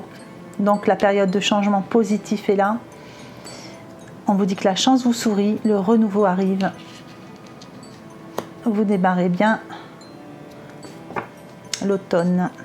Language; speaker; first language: French; native; French